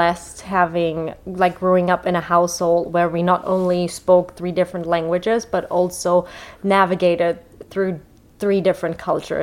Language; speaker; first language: English; non-native, fluent; German